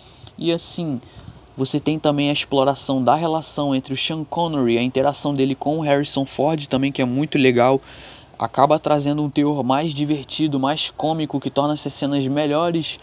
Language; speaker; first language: Portuguese; native; Portuguese